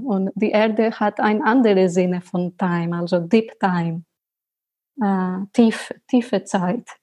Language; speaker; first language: German; non-native, learner; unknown